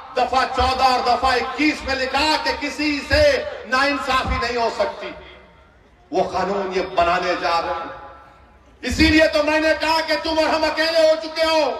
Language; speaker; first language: Urdu; native; Urdu